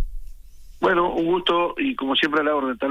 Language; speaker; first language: Spanish; native; Spanish